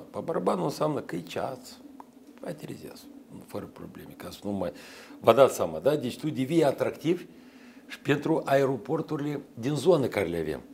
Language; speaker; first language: Romanian; native; Romanian